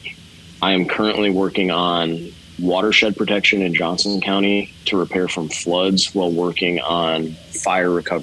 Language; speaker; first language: English; native; English